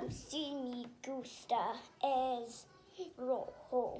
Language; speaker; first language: Spanish; non-native, learner; English